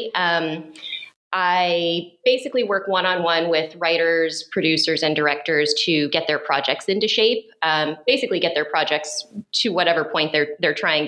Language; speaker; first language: English; native; English